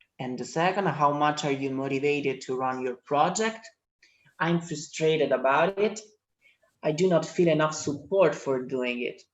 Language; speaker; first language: English; non-native, fluent; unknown